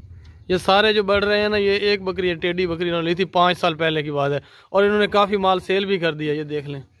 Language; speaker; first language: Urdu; non-native, local second language; Punjabi